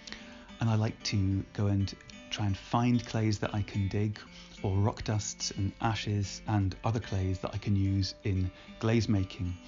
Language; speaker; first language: English; native; English